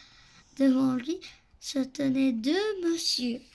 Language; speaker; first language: French; native; French